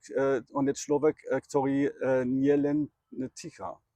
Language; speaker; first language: Slovak; non-native, learner; German